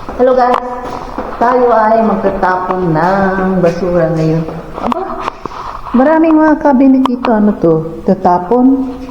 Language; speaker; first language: Filipino; non-native, local second language; Pangasinan